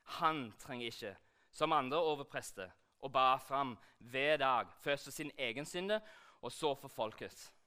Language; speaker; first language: Norwegian; non-native, fluent; English